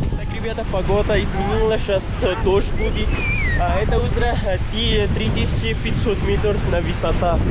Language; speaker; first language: Russian; non-native, learner; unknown